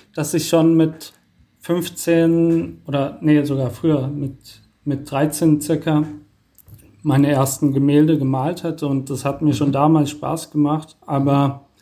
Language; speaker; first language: German; native; German